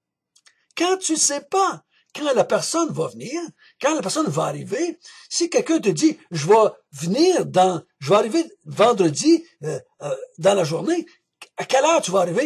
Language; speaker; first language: French; native; French